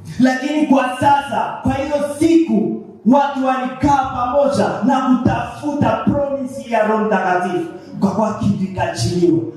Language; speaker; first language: Swahili; non-native, local second language; Nande